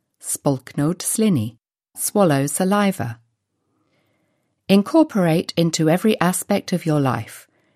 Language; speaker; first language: English; native; English